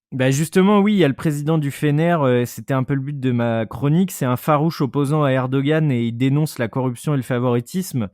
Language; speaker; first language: French; native; French